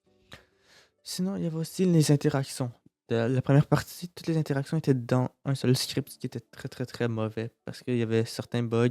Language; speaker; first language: French; native; French